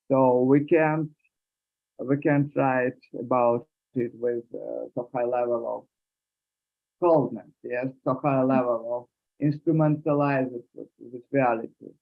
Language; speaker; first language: English; non-native, learner; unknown